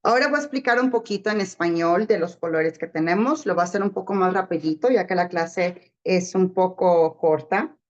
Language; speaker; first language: Spanish; early bilingual, heritage; Spanish